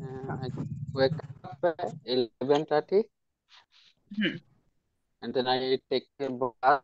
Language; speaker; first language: English; non-native, learner; Hindi